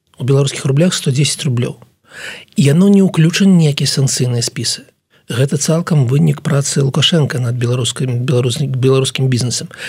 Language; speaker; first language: Belarusian; non-native, local second language; Russian